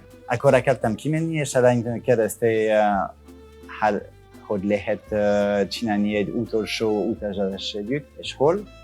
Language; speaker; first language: Hungarian; non-native, learner; French